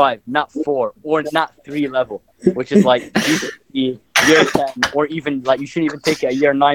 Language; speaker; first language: English; native; English